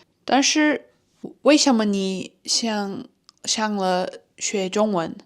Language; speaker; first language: Chinese; non-native, learner; Turkish